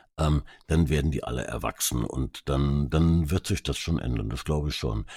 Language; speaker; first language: German; early bilingual, other home language; Hungarian